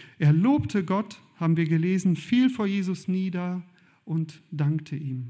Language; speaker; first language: German; native; German